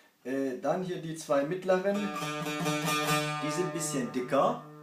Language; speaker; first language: German; early bilingual, other home language; Kurdish